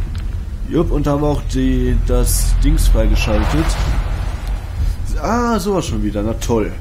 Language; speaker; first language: German; native; German